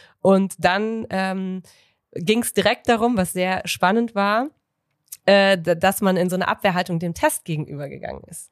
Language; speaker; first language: German; native; German